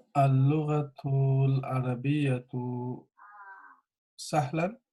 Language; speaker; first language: Arabic; non-native, learner; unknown